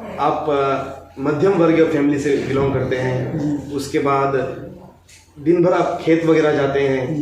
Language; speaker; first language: Hindi; non-native, local second language; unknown